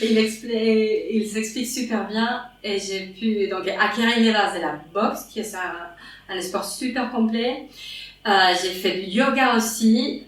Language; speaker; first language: French; non-native, fluent; Spanish